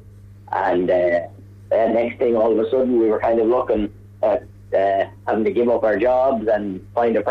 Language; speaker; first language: English; native; English